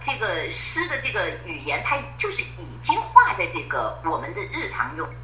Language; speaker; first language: Chinese; native; Chinese